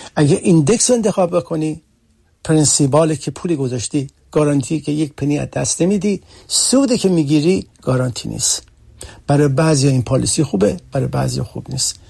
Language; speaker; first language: Persian; early bilingual, heritage; Persian